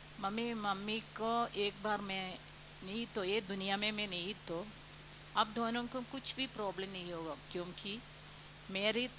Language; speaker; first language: Hindi; non-native, local second language; Malayalam